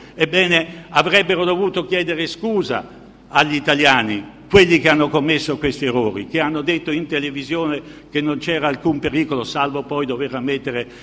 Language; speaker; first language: Italian; native; Italian